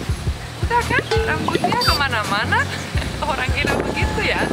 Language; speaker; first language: Indonesian; non-native, fluent; Russian